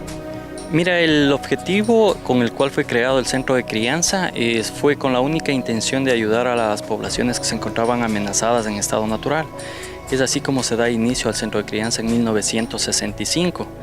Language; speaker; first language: Spanish; native; Spanish